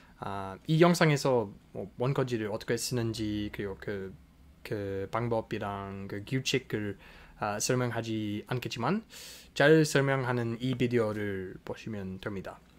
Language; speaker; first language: Korean; non-native, fluent; English